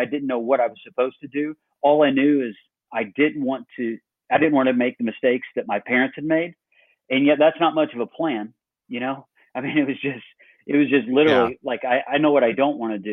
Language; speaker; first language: English; native; English